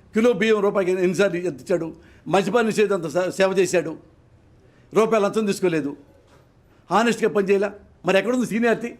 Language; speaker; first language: Telugu; native; Telugu